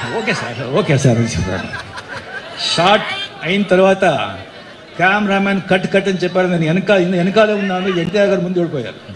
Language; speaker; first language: Telugu; non-native, local second language; Marathi